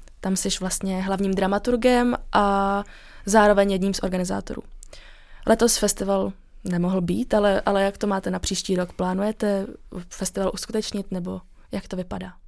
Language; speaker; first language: Czech; native; Czech